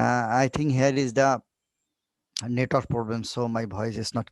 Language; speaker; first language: English; non-native, local second language; Bangla